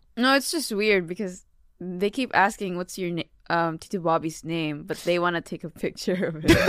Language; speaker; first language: English; non-native, local second language; Filipino